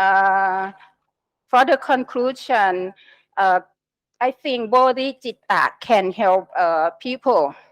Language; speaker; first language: English; non-native, learner; Thai